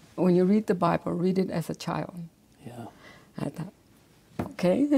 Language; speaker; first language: English; native; English